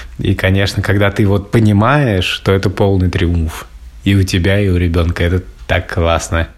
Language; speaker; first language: Russian; native; Russian